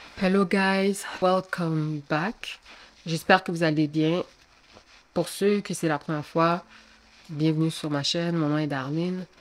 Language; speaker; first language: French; early bilingual, other home language; Haitian Creole